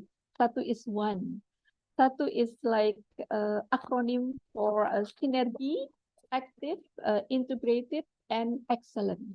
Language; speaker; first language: English; non-native, fluent; Indonesian